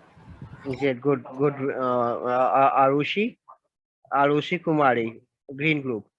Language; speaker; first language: English; non-native, local second language; Hindi